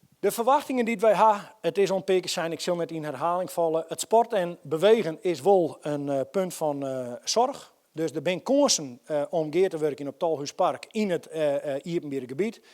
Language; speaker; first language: Dutch; non-native, local second language; Western Frisian